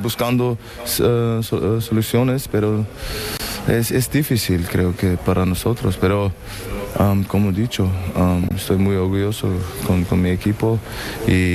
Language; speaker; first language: Spanish; non-native, fluent; German